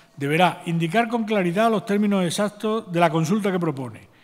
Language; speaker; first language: Spanish; native; Spanish